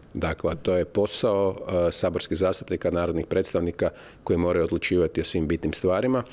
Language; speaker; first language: Croatian; native; Croatian